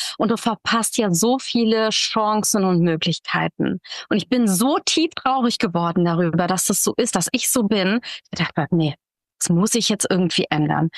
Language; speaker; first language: German; early bilingual, other home language; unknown